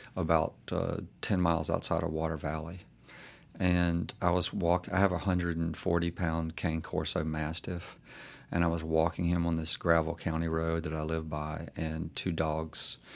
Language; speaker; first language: English; native; English